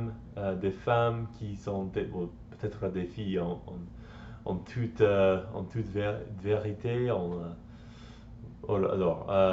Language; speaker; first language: French; non-native, learner; English